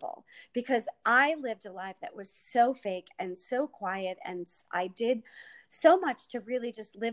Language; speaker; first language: English; native; English